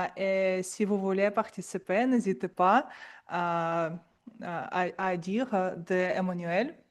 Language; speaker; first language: French; non-native, learner; Russian